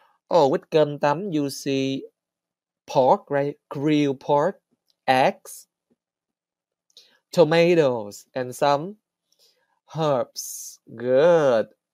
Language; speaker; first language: English; non-native, fluent; Vietnamese